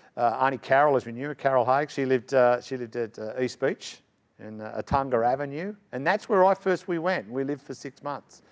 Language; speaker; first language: English; native; English